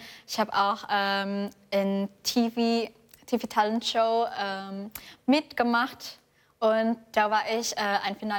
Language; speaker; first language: German; non-native, fluent; Indonesian